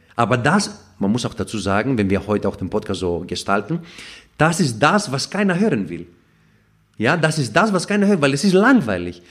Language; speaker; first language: German; non-native, fluent; Greek